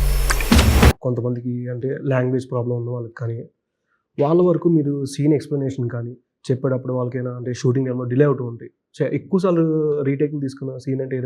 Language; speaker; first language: Telugu; native; Telugu